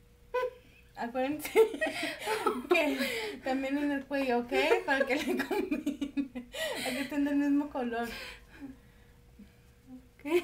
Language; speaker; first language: Spanish; early bilingual, heritage; Spanish